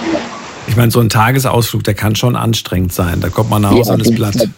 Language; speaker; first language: German; native; German